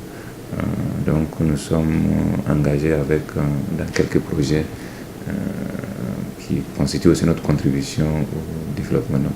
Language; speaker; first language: French; non-native, local second language; Mossi